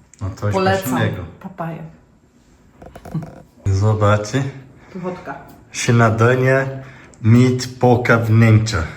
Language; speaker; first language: Polish; non-native, learner; Portuguese